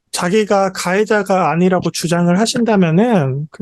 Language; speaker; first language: Korean; native; Korean